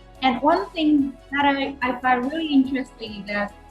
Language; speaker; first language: English; non-native, fluent; Vietnamese